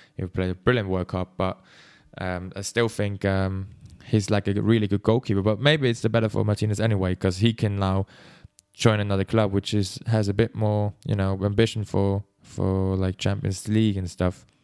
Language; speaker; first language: English; non-native, fluent; Swiss German